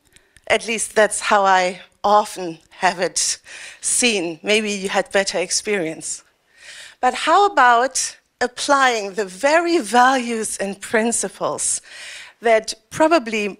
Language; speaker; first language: English; non-native, fluent; German